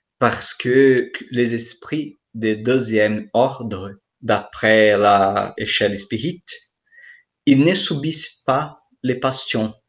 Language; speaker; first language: French; non-native, fluent; Portuguese